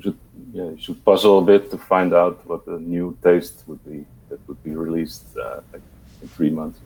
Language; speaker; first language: English; non-native, fluent; Dutch